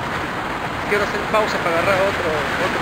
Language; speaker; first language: Spanish; native; Spanish